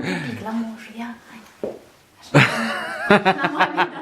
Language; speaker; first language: Romanian; native; Romanian